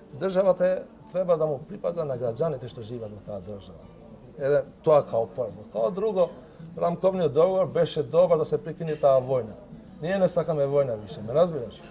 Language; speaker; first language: Macedonian; non-native, local second language; Albanian